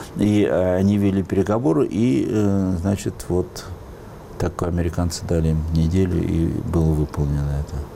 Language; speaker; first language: Russian; native; Russian